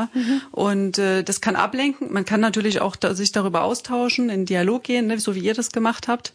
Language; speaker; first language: German; native; German